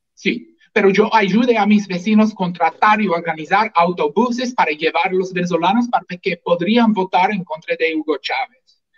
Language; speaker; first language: Spanish; non-native, fluent; English